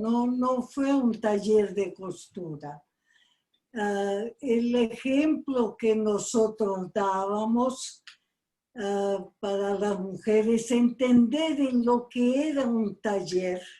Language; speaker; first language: Spanish; non-native, fluent; Portuguese